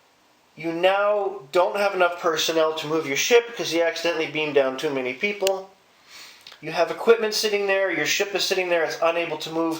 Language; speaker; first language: English; native; English